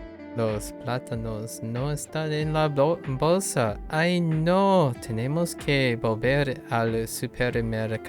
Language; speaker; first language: Spanish; non-native, learner; English